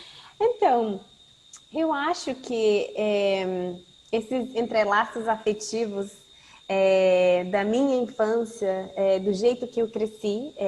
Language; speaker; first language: Portuguese; non-native, fluent; Spanish